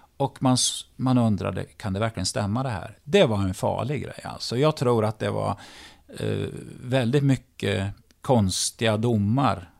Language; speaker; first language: Swedish; native; Swedish